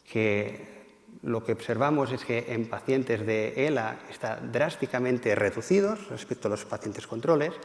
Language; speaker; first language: Spanish; native; Spanish